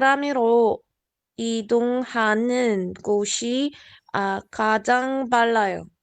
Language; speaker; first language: Korean; non-native, learner; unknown